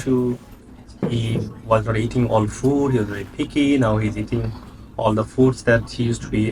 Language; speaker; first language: English; non-native, local second language; Bangla